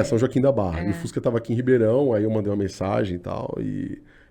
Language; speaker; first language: Portuguese; native; Portuguese